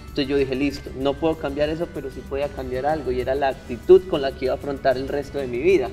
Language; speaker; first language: Spanish; native; Spanish